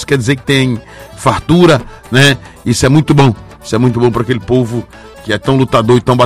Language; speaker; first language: Portuguese; native; Portuguese